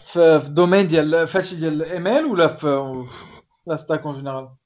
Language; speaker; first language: Arabic; native; Arabic